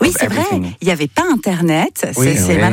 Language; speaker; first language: French; native; French